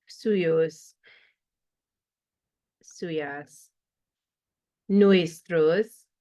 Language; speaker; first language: Spanish; non-native, fluent; English